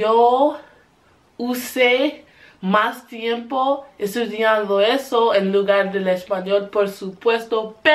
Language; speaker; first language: Spanish; non-native, learner; English